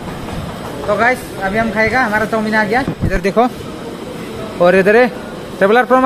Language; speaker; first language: Hindi; non-native, local second language; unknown